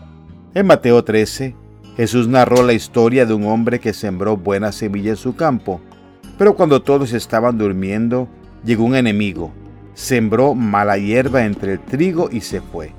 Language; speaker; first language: Spanish; native; Spanish